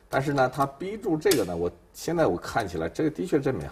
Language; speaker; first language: Chinese; native; Chinese